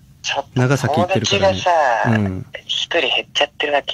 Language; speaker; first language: Japanese; native; Japanese